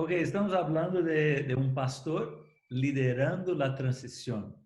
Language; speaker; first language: Spanish; non-native, fluent; Portuguese